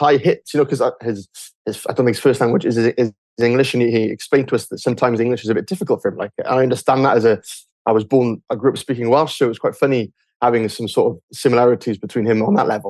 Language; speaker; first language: English; native; English